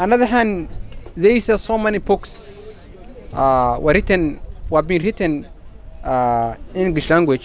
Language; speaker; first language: English; non-native, fluent; Somali